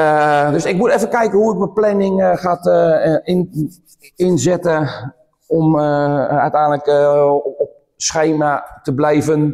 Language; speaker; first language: Dutch; native; Dutch